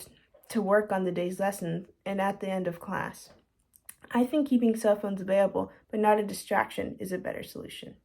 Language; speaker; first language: English; native; English